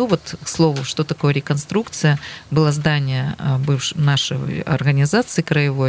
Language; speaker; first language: Russian; native; Russian